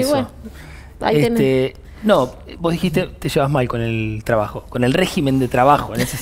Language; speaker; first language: Spanish; native; Spanish